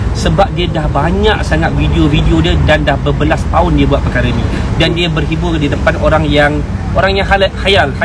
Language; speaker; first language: Malay; native; Malay